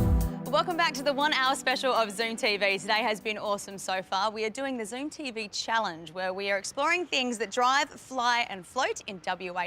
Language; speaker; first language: English; native; English